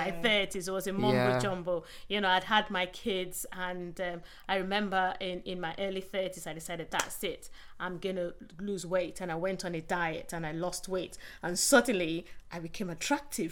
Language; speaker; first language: English; non-native, local second language; Yoruba